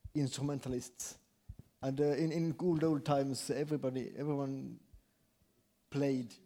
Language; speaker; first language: English; non-native, fluent; Estonian